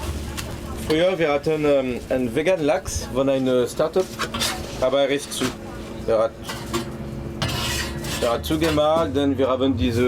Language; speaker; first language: German; non-native, learner; French